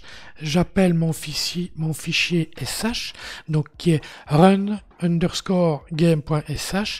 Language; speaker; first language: French; native; French